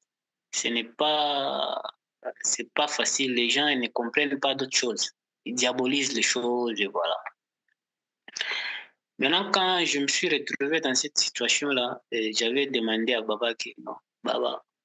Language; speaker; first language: French; non-native, local second language; Portuguese